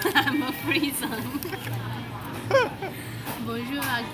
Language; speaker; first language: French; non-native, learner; Thai